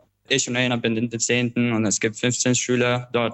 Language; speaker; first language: German; non-native, learner; Albanian